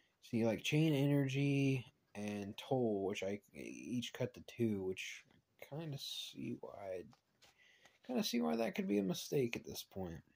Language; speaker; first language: English; native; English